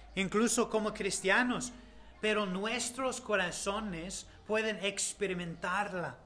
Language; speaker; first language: Spanish; non-native, learner; English